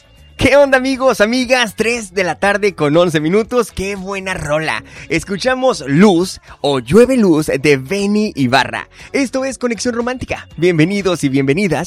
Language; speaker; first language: Spanish; native; Spanish